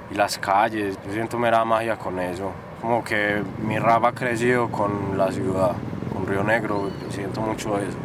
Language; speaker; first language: Spanish; native; Spanish